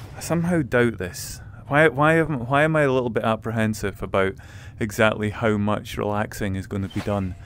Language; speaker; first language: English; native; English